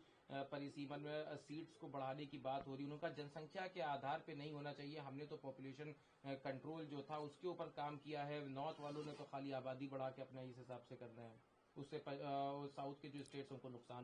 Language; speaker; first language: Hindi; native; Hindi